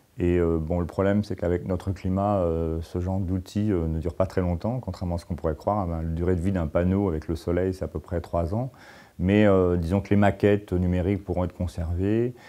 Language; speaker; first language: French; native; French